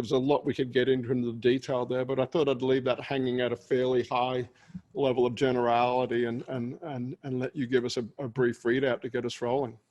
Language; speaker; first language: English; native; English